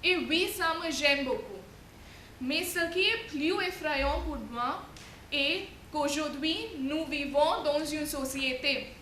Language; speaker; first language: French; non-native, fluent; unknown